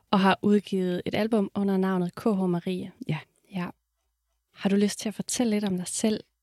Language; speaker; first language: Danish; native; Danish